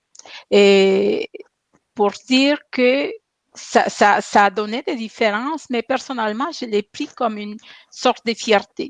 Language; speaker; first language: French; non-native, fluent; Spanish